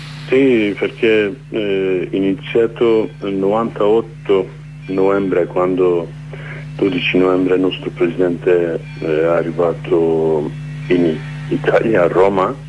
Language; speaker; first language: Italian; non-native, fluent; Kurdish